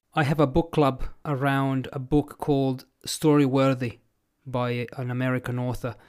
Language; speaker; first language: English; non-native, fluent; Italian